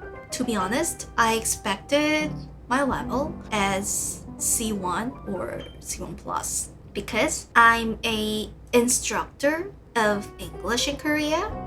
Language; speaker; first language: English; non-native, fluent; Korean